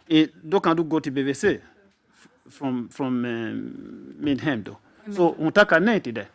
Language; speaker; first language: Swedish; non-native, fluent; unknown